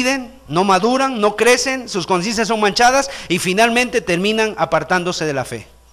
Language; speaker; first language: Spanish; native; Spanish